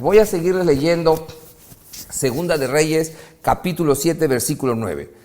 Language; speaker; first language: Spanish; native; Spanish